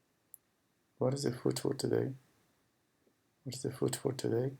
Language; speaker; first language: English; non-native, fluent; Spanish